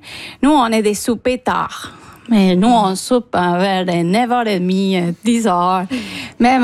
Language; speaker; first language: French; non-native, fluent; Spanish